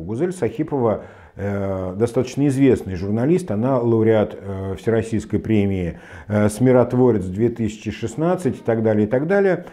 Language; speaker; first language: Russian; native; Russian